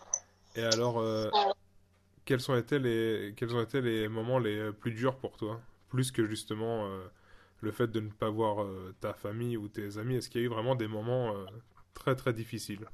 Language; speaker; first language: French; native; French